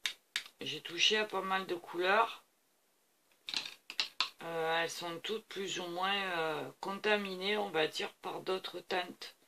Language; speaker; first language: French; native; French